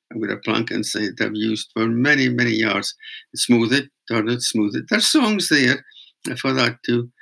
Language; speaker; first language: English; native; English